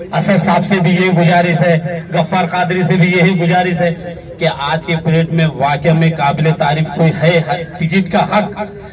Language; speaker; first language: Hindi; native; Hindi